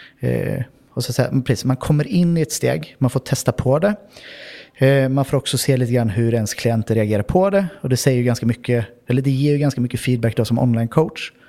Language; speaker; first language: Swedish; native; Swedish